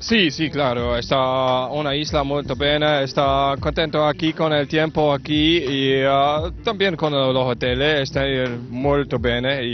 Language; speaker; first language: Spanish; non-native, learner; German